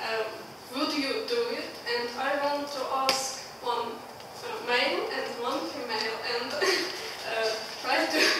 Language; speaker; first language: English; non-native, learner; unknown